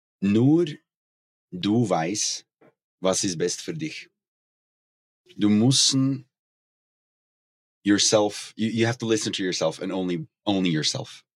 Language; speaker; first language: German; non-native, learner; Norwegian